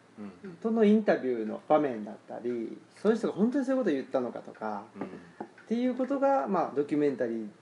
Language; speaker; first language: Japanese; native; Japanese